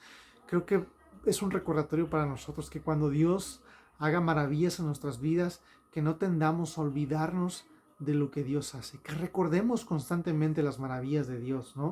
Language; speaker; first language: Spanish; native; Spanish